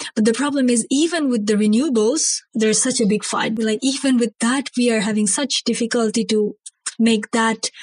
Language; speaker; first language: English; non-native, local second language; Bangla